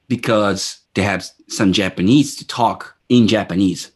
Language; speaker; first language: English; non-native, fluent; Japanese